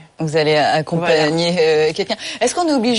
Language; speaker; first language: French; native; French